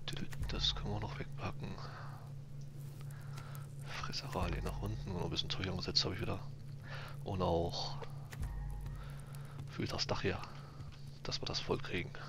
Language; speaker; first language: German; native; German